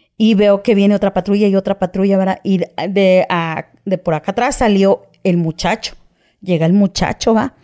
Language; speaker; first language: Spanish; native; Spanish